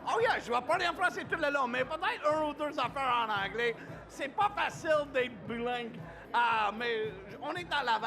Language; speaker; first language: French; non-native, local second language; English